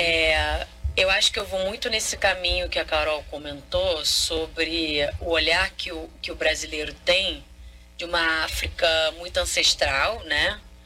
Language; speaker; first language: Portuguese; non-native, local second language; Kabuverdianu